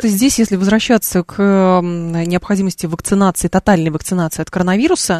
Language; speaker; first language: Russian; native; Russian